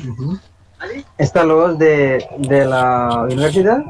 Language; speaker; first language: Spanish; non-native, learner; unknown